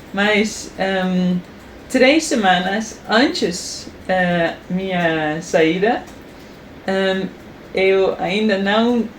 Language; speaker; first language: Portuguese; non-native, fluent; Dutch